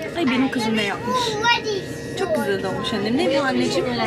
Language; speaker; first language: Turkish; native; Turkish